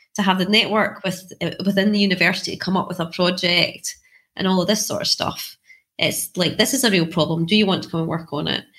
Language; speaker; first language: English; native; English